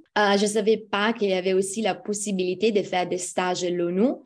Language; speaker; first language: French; non-native, fluent; Italian